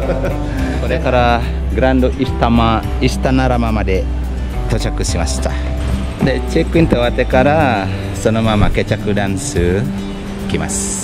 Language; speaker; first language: Japanese; non-native, fluent; Indonesian